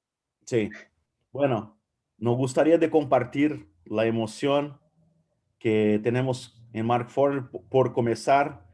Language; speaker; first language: Spanish; non-native, fluent; Portuguese